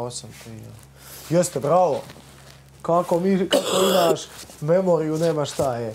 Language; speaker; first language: Bosnian; native; Bosnian